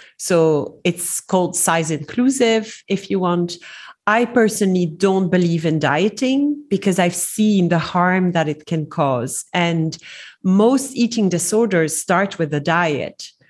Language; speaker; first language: English; non-native, fluent; French